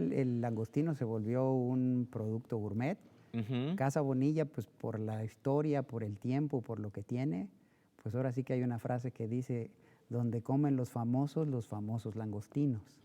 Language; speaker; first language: Spanish; native; Spanish